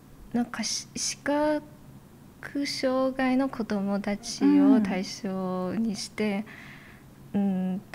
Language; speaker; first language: Japanese; non-native, fluent; Chinese